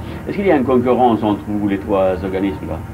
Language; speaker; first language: French; non-native, fluent; Swedish